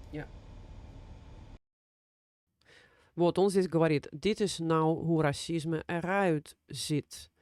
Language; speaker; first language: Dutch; non-native, fluent; Russian